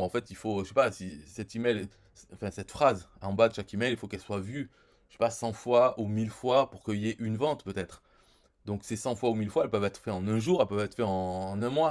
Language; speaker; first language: French; native; French